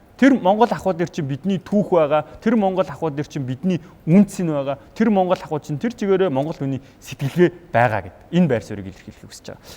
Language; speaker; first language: Mongolian; native; Mongolian